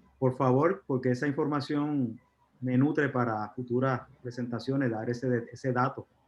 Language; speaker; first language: Spanish; native; Spanish